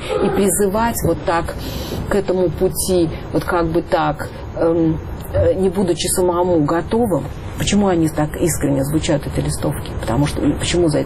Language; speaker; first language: Russian; native; Russian